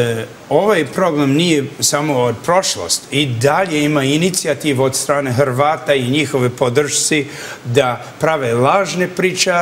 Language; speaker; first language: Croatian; early bilingual, heritage; English